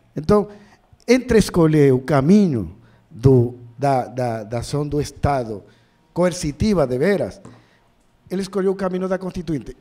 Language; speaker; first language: Portuguese; non-native, learner; Spanish